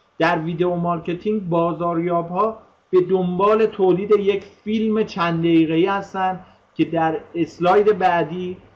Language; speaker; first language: Persian; native; Persian